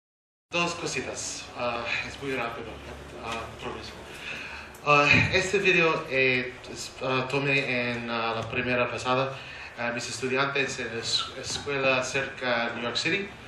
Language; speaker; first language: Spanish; non-native, learner; English